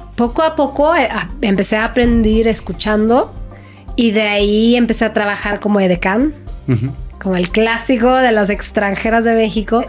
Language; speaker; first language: Spanish; non-native, fluent; Swedish